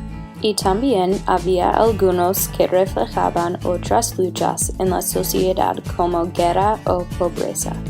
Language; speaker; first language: Spanish; non-native, learner; English